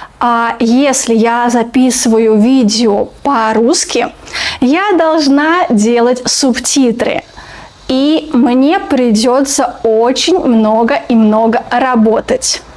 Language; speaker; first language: Russian; native; Russian